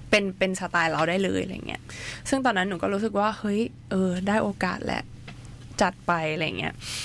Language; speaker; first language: Thai; native; Thai